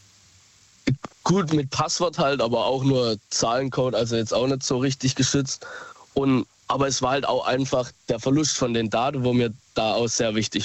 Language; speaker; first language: German; native; German